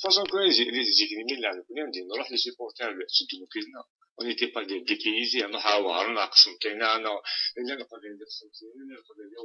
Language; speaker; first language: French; non-native, local second language; Arabic